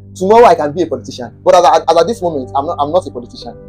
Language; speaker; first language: English; non-native, local second language; Yoruba